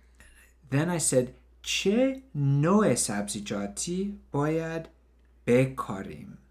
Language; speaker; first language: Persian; non-native, learner; English